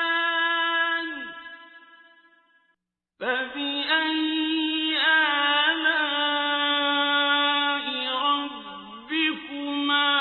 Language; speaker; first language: Arabic; native; Arabic